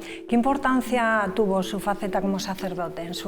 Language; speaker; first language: Spanish; native; Spanish